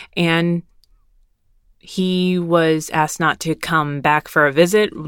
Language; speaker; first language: English; early bilingual, other home language; Spanish